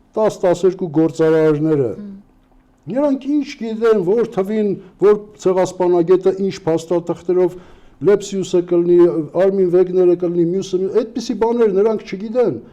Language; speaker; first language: Armenian; native; Armenian